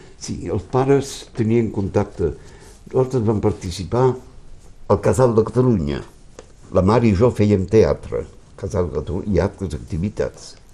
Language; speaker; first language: Catalan; early bilingual, heritage; Catalan